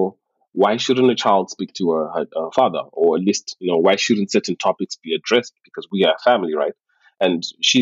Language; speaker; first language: English; non-native, local second language; Shona